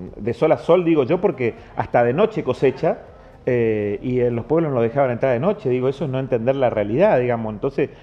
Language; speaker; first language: Spanish; native; Spanish